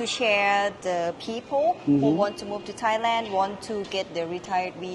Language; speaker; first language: English; non-native, learner; Thai